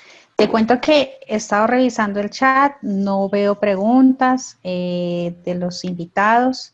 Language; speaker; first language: Spanish; native; Spanish